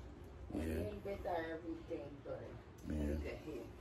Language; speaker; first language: English; non-native, learner; Spanish